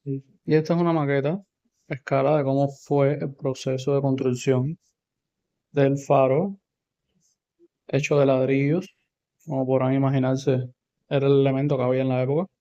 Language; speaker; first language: Spanish; native; Spanish